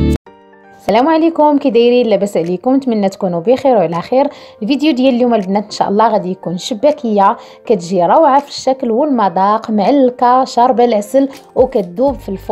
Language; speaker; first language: Arabic; native; Arabic